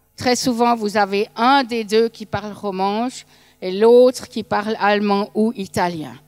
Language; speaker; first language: French; native; French